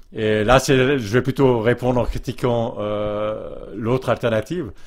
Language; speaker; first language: French; native; French